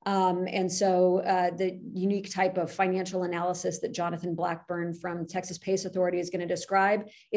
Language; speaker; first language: English; native; English